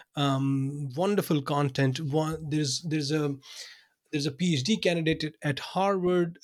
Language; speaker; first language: English; non-native, local second language; Urdu